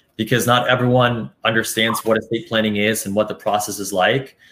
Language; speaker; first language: English; early bilingual, other home language; Spanish